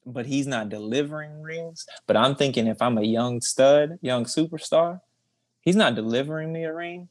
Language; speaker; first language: English; native; English